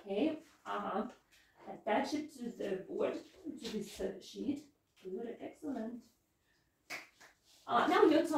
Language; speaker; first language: English; non-native, fluent; Russian